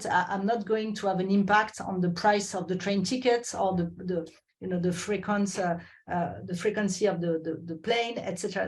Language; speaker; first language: English; non-native, fluent; French